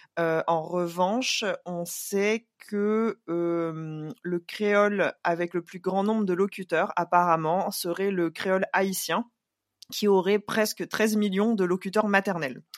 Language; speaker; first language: French; native; French